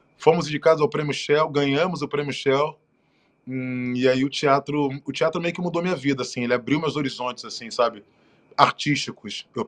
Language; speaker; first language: Portuguese; native; Portuguese